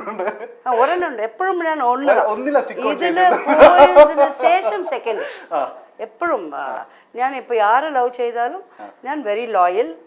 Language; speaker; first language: Malayalam; non-native, local second language; Tamil